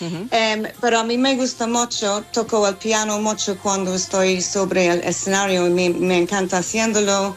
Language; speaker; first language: Spanish; non-native, fluent; English